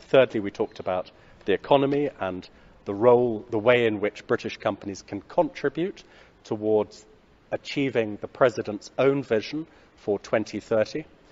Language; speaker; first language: English; native; English